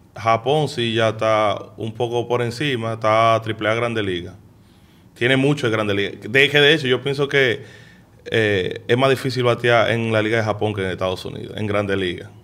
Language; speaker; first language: Spanish; early bilingual, heritage; Spanish